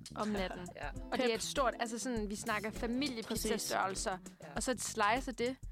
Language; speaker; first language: Danish; native; Danish